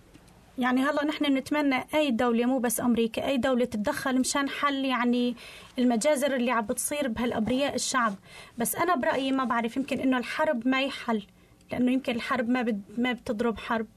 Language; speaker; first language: Arabic; native; Arabic